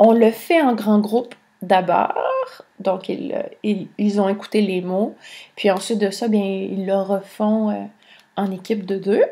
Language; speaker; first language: French; native; French